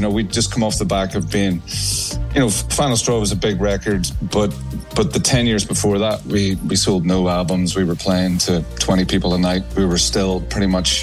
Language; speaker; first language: English; native; English